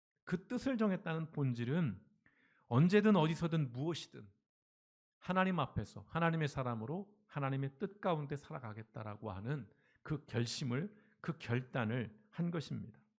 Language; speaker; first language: Korean; native; Korean